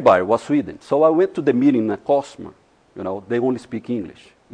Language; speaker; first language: English; non-native, fluent; Portuguese